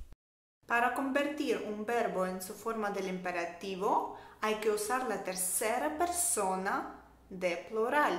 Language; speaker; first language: Spanish; non-native, fluent; Russian